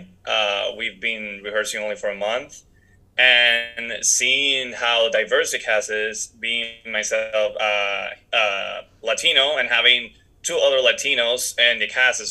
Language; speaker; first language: English; non-native, fluent; Spanish